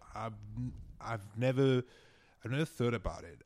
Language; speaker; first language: English; non-native, fluent; Italian